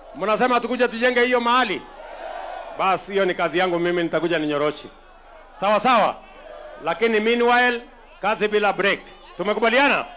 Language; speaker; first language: Swahili; non-native, local second language; Kalenjin